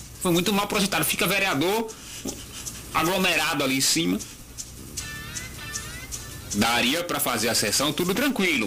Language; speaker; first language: Portuguese; native; Portuguese